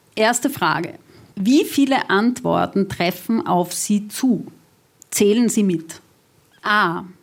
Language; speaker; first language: German; native; German